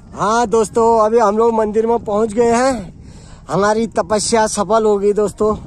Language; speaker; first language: Hindi; native; Hindi